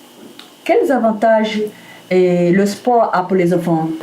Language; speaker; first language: French; non-native, learner; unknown